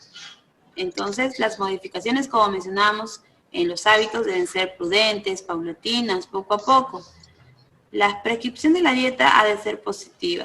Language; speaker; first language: Spanish; native; Spanish